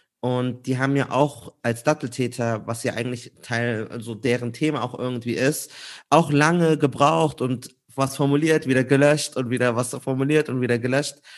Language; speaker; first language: German; native; German